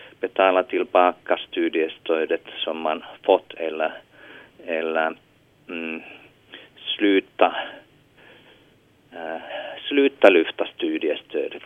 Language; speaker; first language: Swedish; non-native, local second language; Finnish